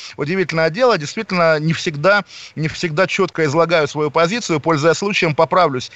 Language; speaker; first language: Russian; native; Russian